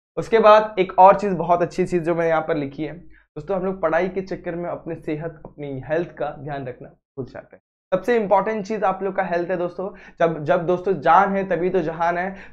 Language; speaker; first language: Hindi; native; Hindi